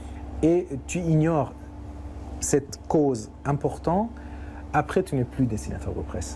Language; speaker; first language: French; non-native, fluent; Persian